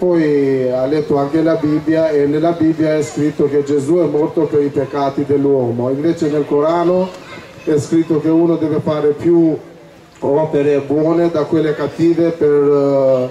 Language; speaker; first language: Italian; non-native, fluent; Albanian